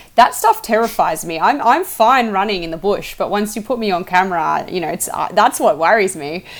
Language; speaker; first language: English; native; English